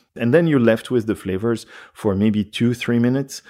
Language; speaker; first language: English; non-native, fluent; French